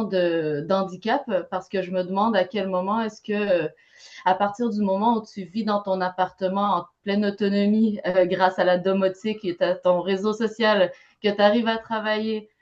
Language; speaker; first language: French; native; French